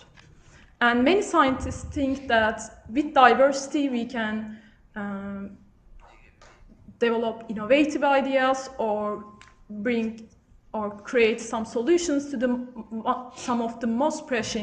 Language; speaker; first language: English; non-native, fluent; Turkish